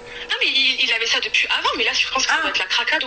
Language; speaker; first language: French; early bilingual, other home language; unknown